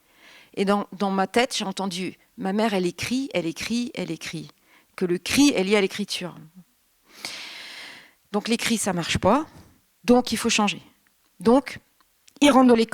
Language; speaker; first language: French; native; French